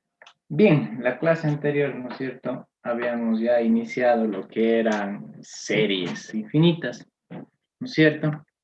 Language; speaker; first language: Spanish; native; Spanish